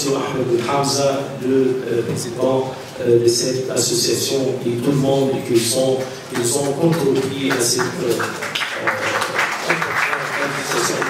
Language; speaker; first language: French; non-native, fluent; Arabic